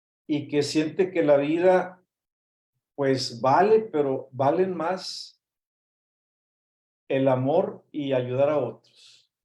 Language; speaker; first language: Spanish; native; Spanish